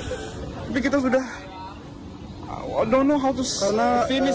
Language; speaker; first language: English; non-native, learner; Malay